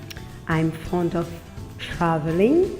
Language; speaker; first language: English; non-native, fluent; French